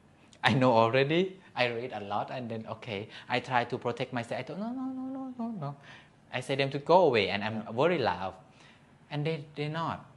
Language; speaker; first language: English; non-native, learner; Thai